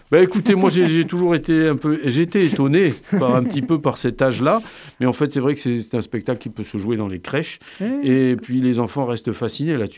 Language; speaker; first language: French; native; French